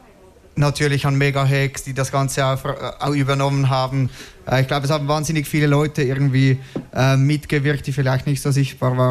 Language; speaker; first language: German; native; German